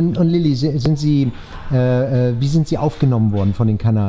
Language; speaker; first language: German; native; German